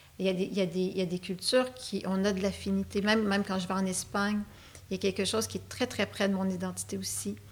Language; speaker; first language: French; native; French